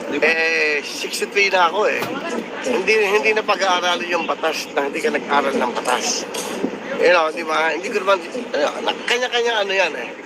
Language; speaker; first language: Filipino; native; Filipino